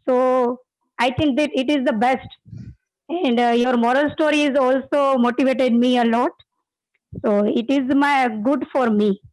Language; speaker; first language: English; non-native, learner; Gujarati